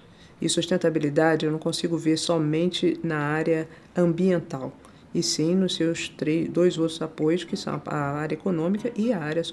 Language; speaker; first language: Portuguese; native; Portuguese